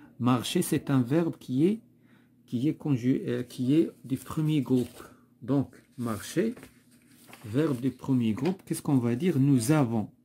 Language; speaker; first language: French; non-native, local second language; Arabic